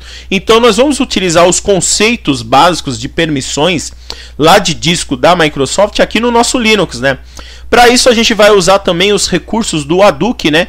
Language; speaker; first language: Portuguese; native; Portuguese